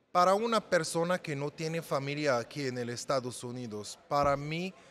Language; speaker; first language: Spanish; non-native, learner; Arabic